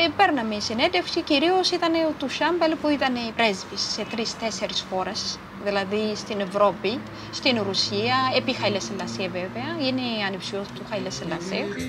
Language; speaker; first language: Greek; non-native, fluent; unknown